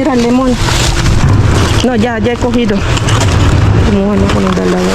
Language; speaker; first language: Spanish; non-native, learner; Filipino